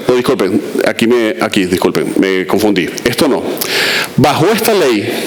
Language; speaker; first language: Spanish; native; Spanish